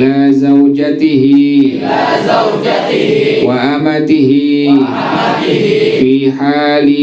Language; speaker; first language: Arabic; non-native, fluent; Indonesian